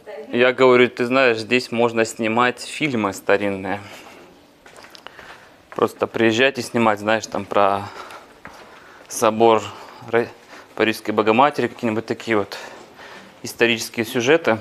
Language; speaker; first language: Russian; native; Russian